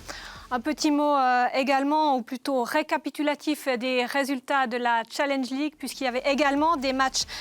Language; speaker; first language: French; native; French